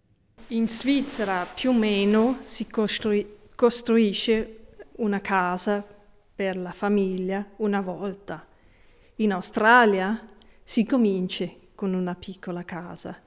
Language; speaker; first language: Italian; non-native, fluent; English